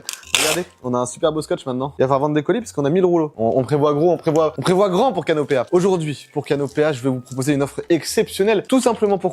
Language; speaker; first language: French; native; French